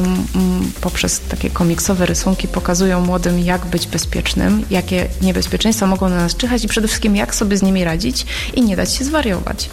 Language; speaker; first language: Polish; native; Polish